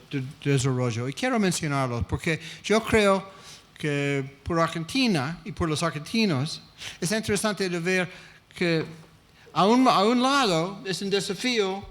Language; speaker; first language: Spanish; non-native, fluent; English